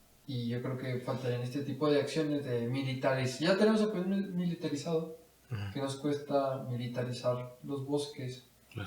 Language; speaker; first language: Spanish; native; Spanish